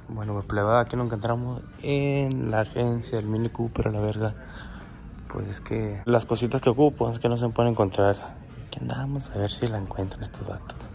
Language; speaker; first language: Spanish; early bilingual, heritage; Spanish